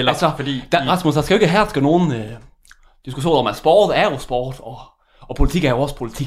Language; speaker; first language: Danish; native; Danish